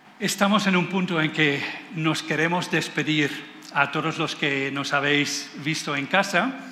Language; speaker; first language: Spanish; non-native, fluent; Dutch